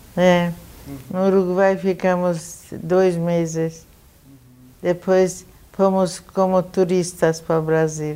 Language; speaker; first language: Portuguese; non-native, fluent; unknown